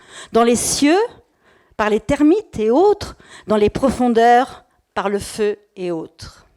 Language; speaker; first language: French; native; French